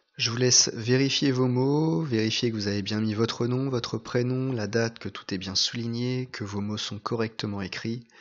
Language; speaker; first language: French; native; French